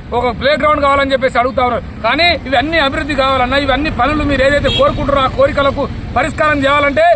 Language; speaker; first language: Telugu; native; Telugu